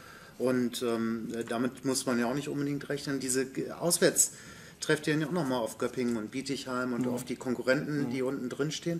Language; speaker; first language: German; native; German